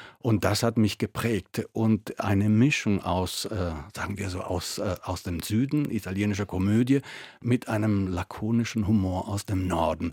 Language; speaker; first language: German; non-native, fluent; Italian